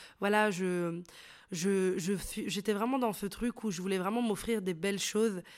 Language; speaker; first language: French; early bilingual, other home language; Arabic